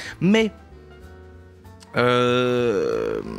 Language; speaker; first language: French; native; French